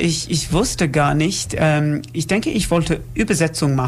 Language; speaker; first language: German; non-native, learner; English